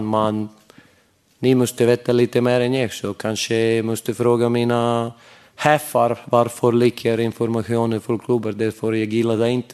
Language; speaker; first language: Swedish; non-native, fluent; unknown